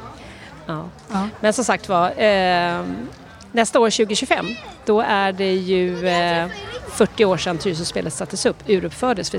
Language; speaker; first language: Swedish; native; Swedish